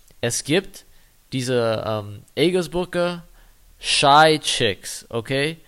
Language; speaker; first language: German; non-native, fluent; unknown